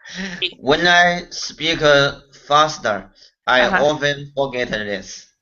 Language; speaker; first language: English; non-native, learner; Chinese